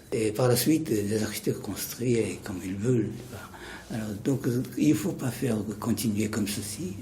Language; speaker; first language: French; non-native, fluent; Japanese